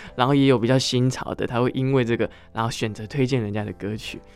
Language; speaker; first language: Chinese; non-native, local second language; Hakka Chinese